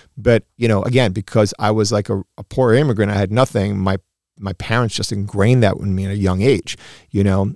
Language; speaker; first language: English; early bilingual, other home language; Spanish